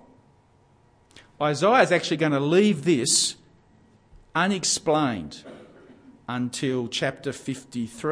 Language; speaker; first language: English; native; English